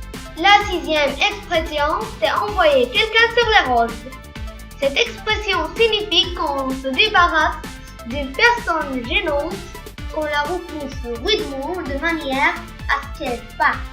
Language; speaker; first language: French; non-native, local second language; Arabic